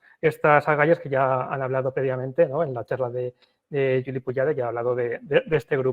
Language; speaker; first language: Spanish; native; Spanish